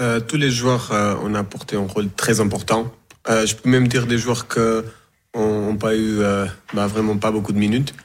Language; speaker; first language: French; non-native, fluent; Portuguese